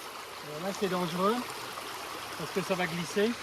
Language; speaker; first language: French; native; French